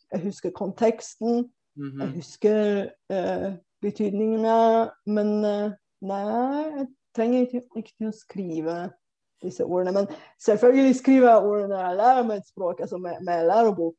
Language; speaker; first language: Norwegian; non-native, fluent; Bulgarian